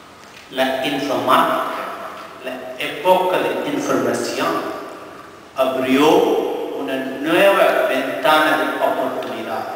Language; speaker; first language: Spanish; non-native, fluent; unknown